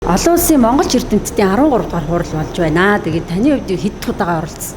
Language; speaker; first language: Mongolian; native; Mongolian